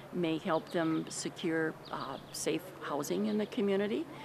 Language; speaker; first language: English; native; English